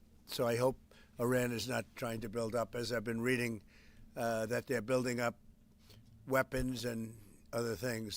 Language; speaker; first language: English; native; English